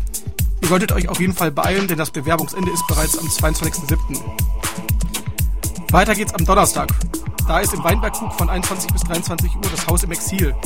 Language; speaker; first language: German; native; German